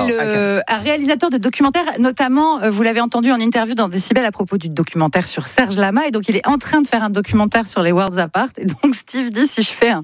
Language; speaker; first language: French; native; French